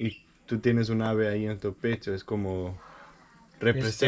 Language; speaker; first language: Spanish; non-native, learner; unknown